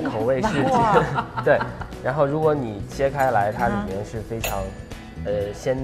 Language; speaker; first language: Chinese; native; Chinese